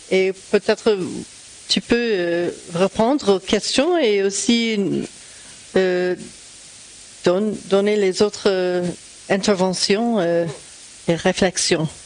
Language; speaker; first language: French; non-native, fluent; English